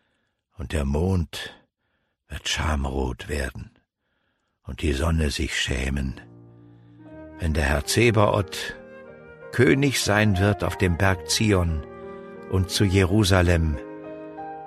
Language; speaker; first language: German; native; German